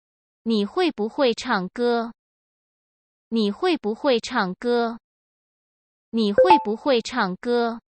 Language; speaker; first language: Chinese; non-native, learner; Urdu